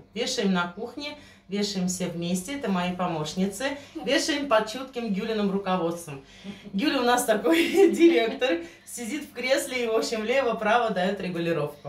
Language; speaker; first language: Russian; native; Russian